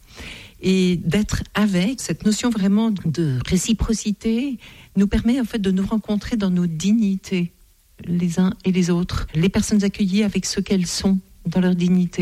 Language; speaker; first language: French; native; French